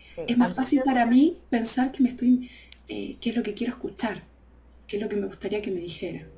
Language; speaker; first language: Spanish; native; Spanish